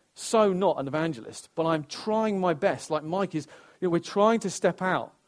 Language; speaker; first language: English; native; English